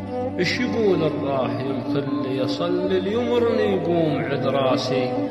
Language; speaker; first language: Arabic; native; Arabic